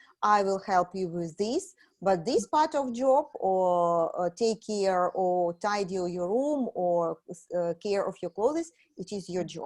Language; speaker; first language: English; non-native, fluent; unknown